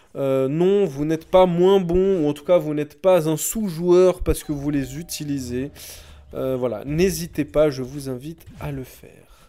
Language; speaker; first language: French; native; French